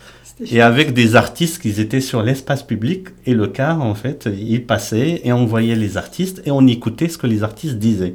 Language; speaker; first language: French; native; French